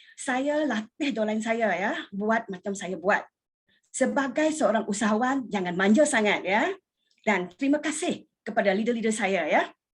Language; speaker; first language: Malay; non-native, local second language; Iban